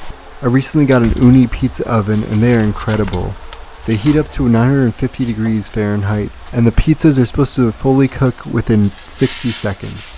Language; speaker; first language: English; native; English